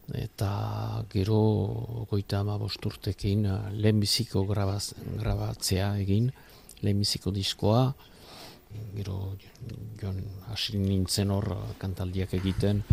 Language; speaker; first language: Basque; native; Basque